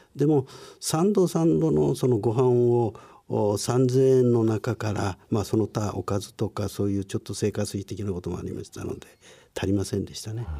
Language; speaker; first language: Japanese; native; Japanese